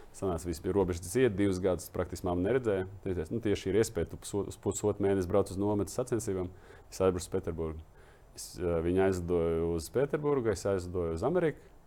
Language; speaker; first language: Latvian; non-native, local second language; Russian